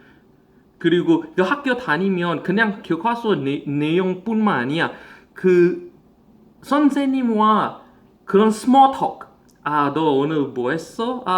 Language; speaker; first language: Korean; non-native, fluent; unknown